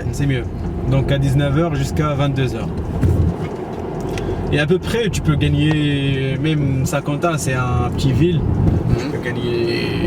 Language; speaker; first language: French; non-native, learner; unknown